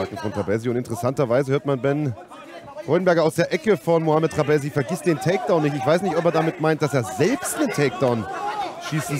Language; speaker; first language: German; native; German